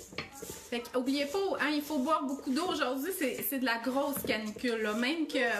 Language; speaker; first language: French; native; French